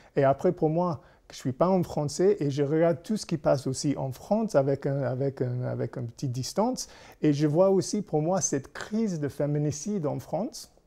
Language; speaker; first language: French; non-native, fluent; English